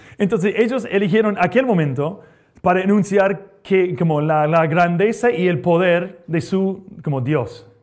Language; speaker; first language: Spanish; non-native, fluent; English